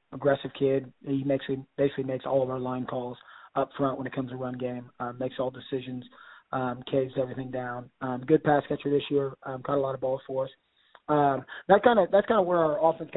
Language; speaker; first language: English; native; English